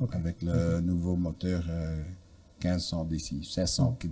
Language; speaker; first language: French; non-native, fluent; Dutch